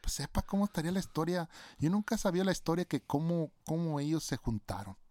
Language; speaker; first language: Spanish; early bilingual, other home language; English